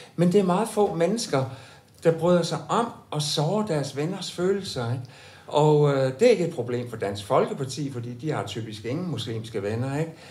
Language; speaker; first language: Danish; native; Danish